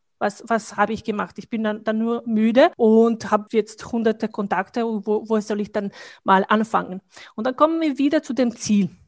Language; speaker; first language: German; non-native, fluent; Bosnian